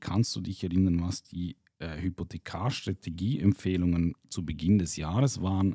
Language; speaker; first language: German; native; German